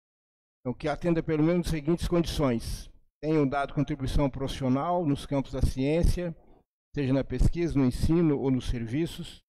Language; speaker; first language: Portuguese; native; Portuguese